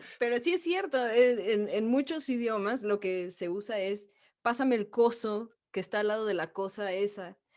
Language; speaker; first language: Spanish; native; Spanish